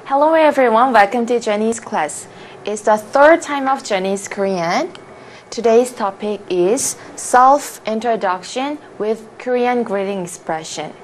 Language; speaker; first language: English; non-native, fluent; Korean